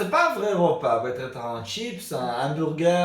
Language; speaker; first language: French; non-native, learner; Hebrew